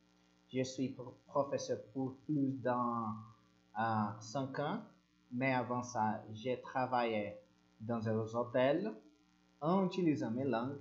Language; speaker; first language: French; non-native, learner; Portuguese